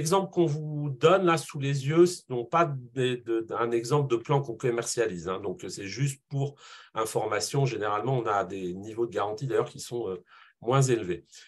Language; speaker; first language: French; native; French